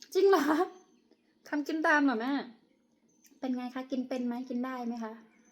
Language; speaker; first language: Thai; non-native, local second language; Khmer